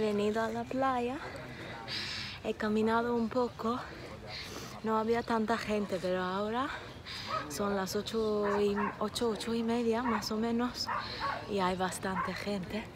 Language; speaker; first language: Spanish; non-native, fluent; Turkish